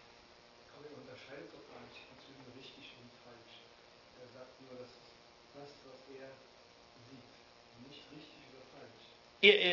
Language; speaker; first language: German; native; German